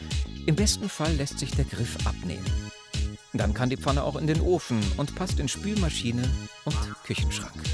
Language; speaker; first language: German; native; German